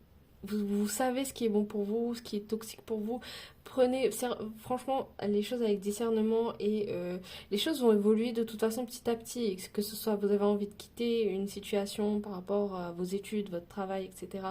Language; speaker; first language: French; native; French